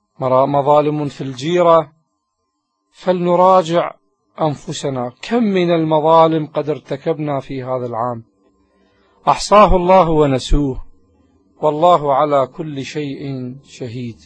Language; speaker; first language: Arabic; native; Arabic